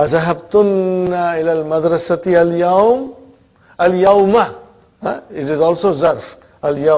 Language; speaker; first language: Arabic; non-native, fluent; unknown